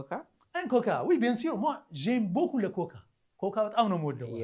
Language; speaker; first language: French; non-native, fluent; Amharic